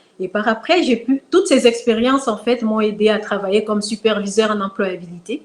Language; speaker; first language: French; non-native, local second language; Kongo